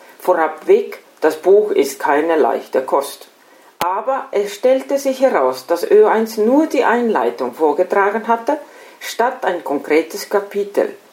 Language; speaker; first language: German; non-native, fluent; Estonian